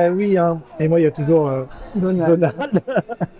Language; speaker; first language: French; native; French